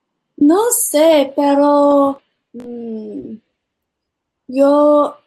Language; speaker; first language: Spanish; early bilingual, heritage; English